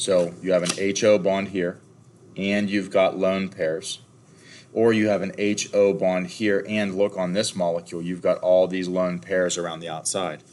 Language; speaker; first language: English; native; English